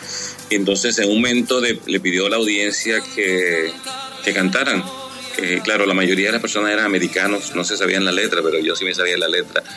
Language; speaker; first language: Spanish; native; Spanish